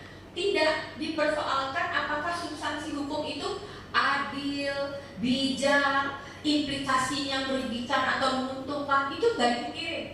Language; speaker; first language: Indonesian; native; Indonesian